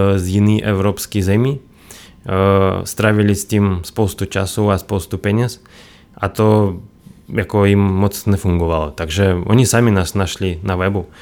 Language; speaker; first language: Czech; non-native, fluent; Russian